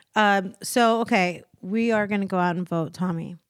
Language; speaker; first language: English; early bilingual, other home language; Persian